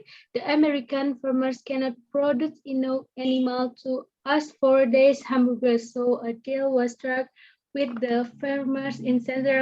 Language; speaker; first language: English; non-native, learner; Indonesian